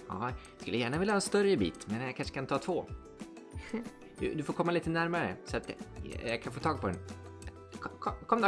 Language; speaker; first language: Swedish; native; Swedish